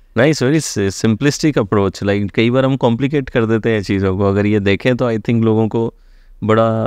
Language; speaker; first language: Hindi; native; Hindi